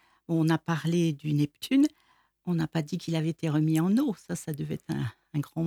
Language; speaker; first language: French; native; French